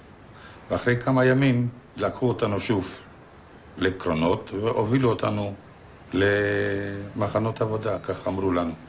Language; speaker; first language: Hebrew; non-native, fluent; Polish